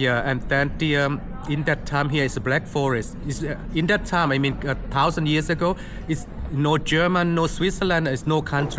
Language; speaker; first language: English; non-native, fluent; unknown